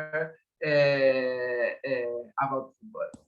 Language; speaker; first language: English; non-native, learner; Spanish